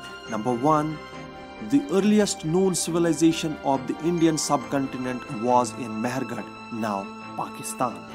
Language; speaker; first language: English; non-native, local second language; Kashmiri